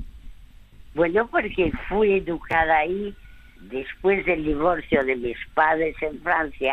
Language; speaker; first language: Spanish; early bilingual, other home language; French